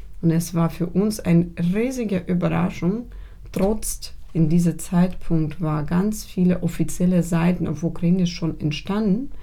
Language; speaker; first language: German; non-native, fluent; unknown